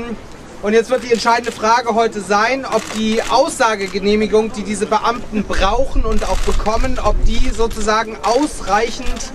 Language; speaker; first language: German; native; German